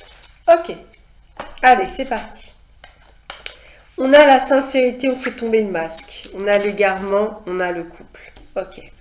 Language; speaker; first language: French; native; French